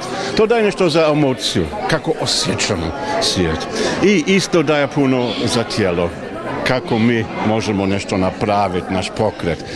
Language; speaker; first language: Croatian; non-native, learner; English